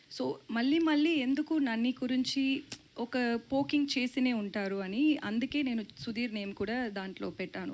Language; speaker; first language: Telugu; non-native, learner; Tamil